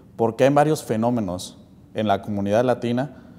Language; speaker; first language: Spanish; native; Spanish